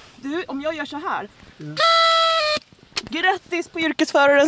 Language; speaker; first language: Swedish; native; Swedish